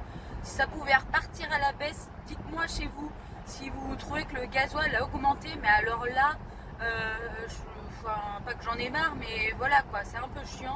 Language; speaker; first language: French; native; French